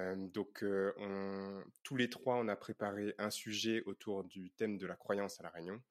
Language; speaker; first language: French; native; French